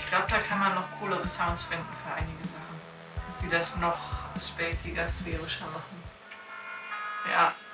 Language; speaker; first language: German; native; German